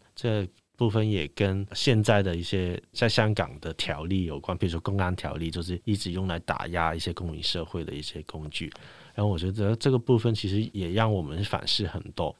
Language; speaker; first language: Chinese; non-native, local second language; Cantonese